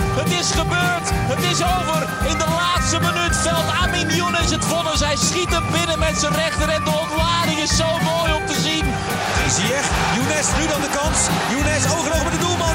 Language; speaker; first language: Dutch; native; Dutch